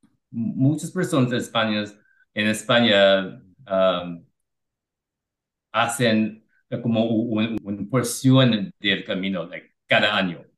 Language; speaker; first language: Spanish; non-native, learner; English